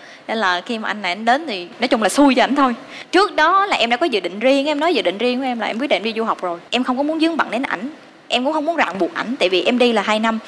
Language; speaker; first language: Vietnamese; native; Vietnamese